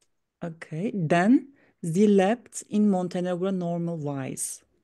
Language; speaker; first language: German; non-native, learner; Turkish